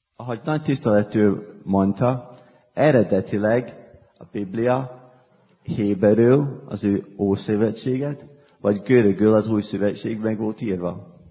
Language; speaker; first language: Hungarian; non-native, fluent; English